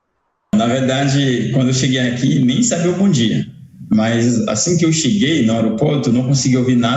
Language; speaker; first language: Portuguese; non-native, fluent; Haitian Creole